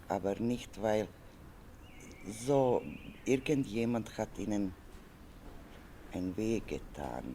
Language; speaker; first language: German; non-native, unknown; Serbian